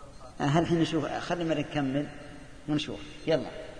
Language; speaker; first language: Arabic; native; Arabic